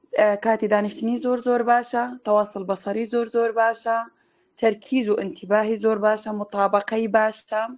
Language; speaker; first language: Central Kurdish; non-native, local second language; Kurdish